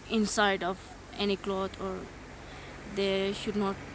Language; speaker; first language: English; non-native, learner; Persian